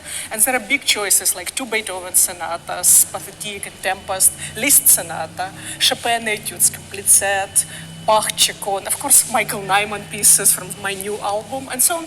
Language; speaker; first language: English; non-native, fluent; Russian